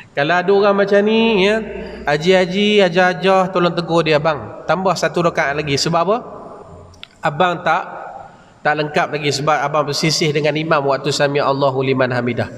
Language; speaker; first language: Malay; native; Malay